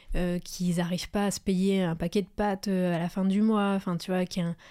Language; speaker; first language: French; native; French